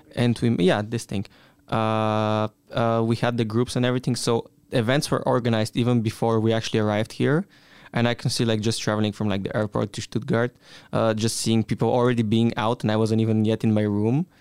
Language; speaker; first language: English; non-native, fluent; Bulgarian